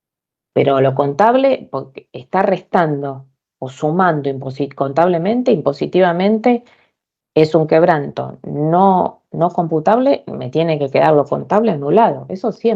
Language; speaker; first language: Spanish; native; Spanish